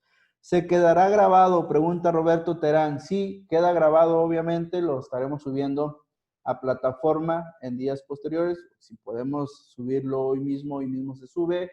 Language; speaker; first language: Spanish; native; Spanish